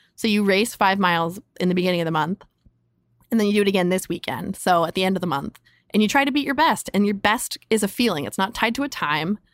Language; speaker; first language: English; native; English